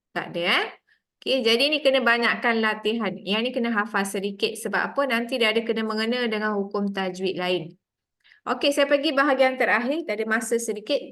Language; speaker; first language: Malay; native; Malay